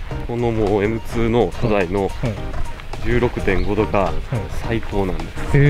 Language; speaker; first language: Japanese; native; Japanese